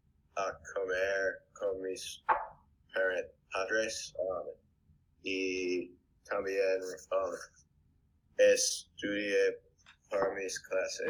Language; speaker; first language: Spanish; non-native, learner; English